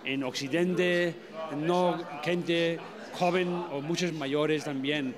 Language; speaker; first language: Spanish; non-native, learner; Tibetan